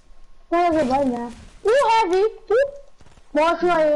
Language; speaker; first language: German; non-native, local second language; Luxembourgish